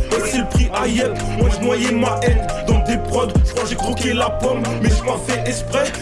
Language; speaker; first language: French; native; French